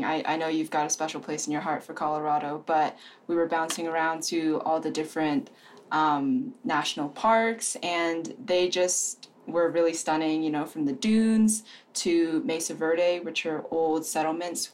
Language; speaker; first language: English; native; English